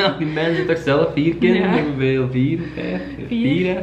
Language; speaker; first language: Dutch; native; Dutch